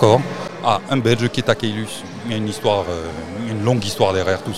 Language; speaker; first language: French; native; French